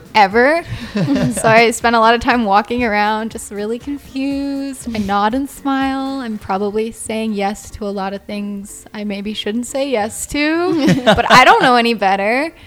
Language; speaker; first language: English; native; English